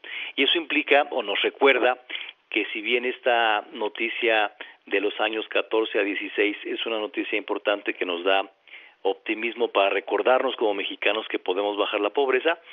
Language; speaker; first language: Spanish; native; Spanish